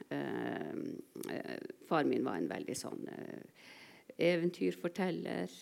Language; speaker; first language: Norwegian; non-native, local second language; Northern Sami